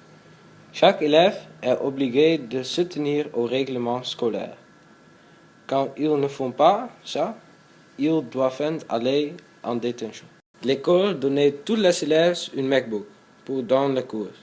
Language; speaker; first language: French; non-native, learner; Dutch